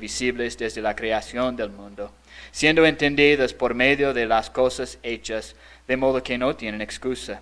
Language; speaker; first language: Spanish; non-native, fluent; English